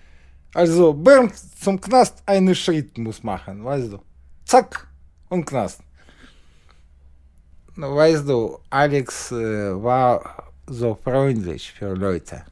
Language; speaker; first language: German; non-native, learner; Russian